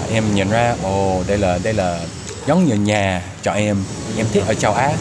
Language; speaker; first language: Vietnamese; non-native, learner; English